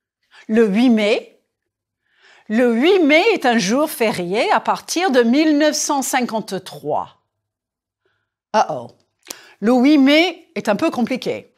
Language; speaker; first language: French; non-native, fluent; English